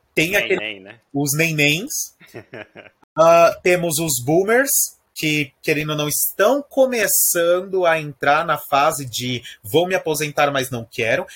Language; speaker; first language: Portuguese; native; Portuguese